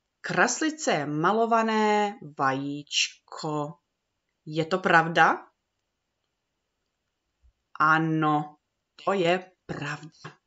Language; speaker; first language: Czech; early bilingual, heritage; Czech